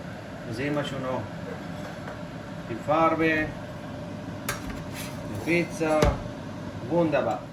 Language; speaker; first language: German; non-native, learner; Urdu